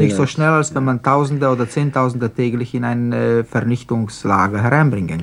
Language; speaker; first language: German; non-native, fluent; Slovak